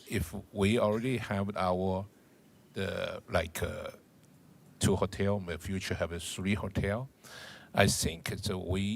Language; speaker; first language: English; non-native, learner; Chinese